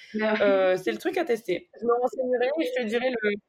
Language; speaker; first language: French; native; French